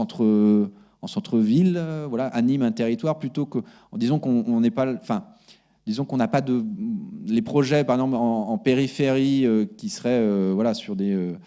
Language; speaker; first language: French; native; French